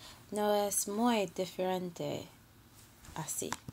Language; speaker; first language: Spanish; non-native, learner; English